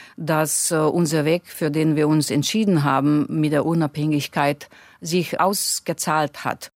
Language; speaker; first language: German; non-native, fluent; Slovenian